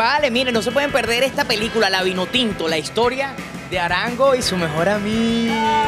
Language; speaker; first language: Spanish; native; Spanish